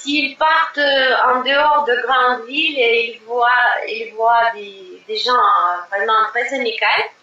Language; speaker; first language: French; non-native, fluent; Russian